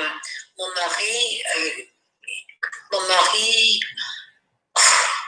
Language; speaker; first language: French; non-native, learner; English